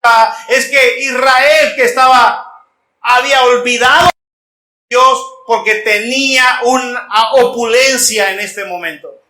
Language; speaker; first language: Spanish; native; Spanish